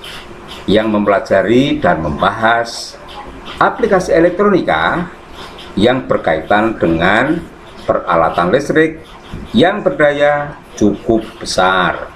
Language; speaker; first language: Indonesian; native; Indonesian